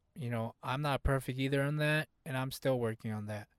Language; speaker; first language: English; early bilingual, other home language; Hmong